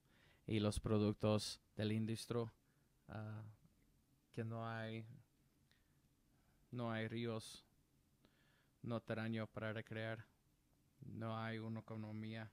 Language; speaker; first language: Spanish; non-native, learner; English